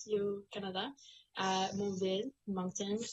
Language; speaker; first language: French; non-native, local second language; English